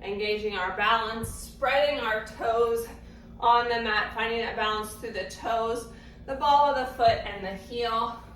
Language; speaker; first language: English; native; English